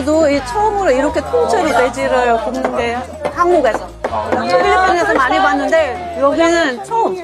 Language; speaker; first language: Korean; non-native, fluent; Filipino